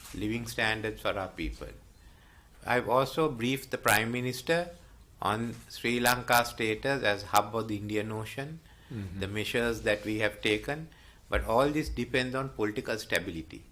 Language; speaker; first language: English; non-native, local second language; Sinhala